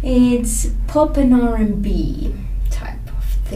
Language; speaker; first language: English; non-native, fluent; Finnish